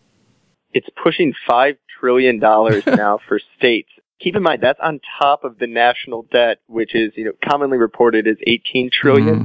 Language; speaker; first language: English; native; English